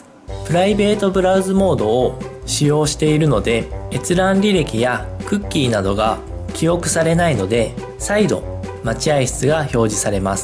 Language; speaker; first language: Japanese; native; Japanese